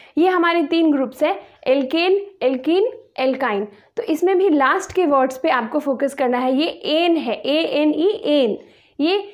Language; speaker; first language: Hindi; native; Hindi